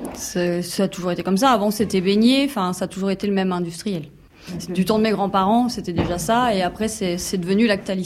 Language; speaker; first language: French; native; French